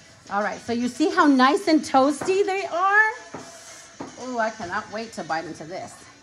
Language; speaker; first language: English; early bilingual, other home language; Spanish